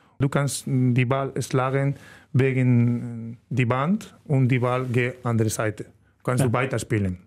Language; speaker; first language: German; non-native, learner; Spanish